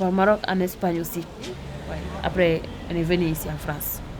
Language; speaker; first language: French; non-native, learner; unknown